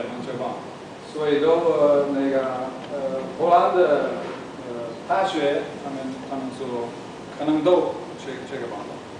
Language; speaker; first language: Chinese; non-native, learner; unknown